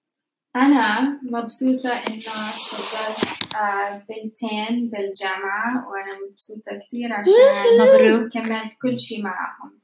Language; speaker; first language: Arabic; non-native, learner; English